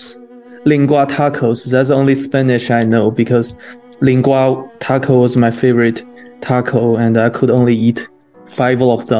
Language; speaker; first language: English; non-native, fluent; Chinese